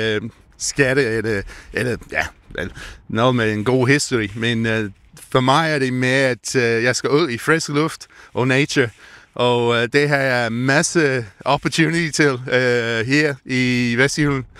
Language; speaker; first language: Danish; non-native, fluent; English